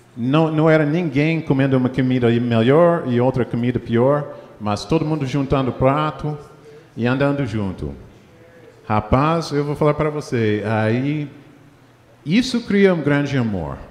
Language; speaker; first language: Portuguese; non-native, fluent; English